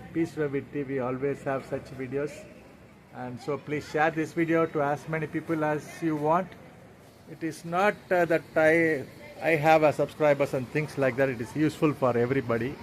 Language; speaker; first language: English; non-native, local second language; Tamil